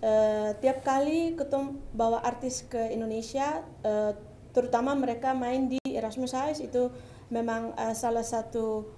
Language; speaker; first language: Indonesian; early bilingual, heritage; Dutch